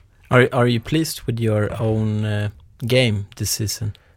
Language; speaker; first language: English; non-native, fluent; Swedish